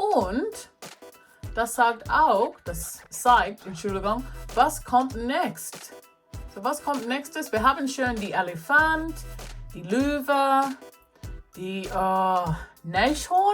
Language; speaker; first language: German; non-native, learner; English